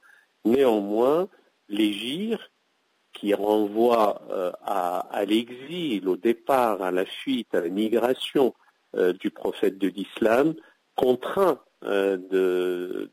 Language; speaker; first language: French; non-native, local second language; Arabic